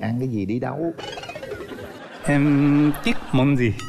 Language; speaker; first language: Vietnamese; non-native, learner; Japanese